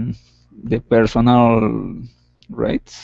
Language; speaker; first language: English; non-native, learner; Spanish